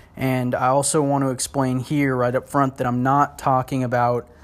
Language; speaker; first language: English; native; English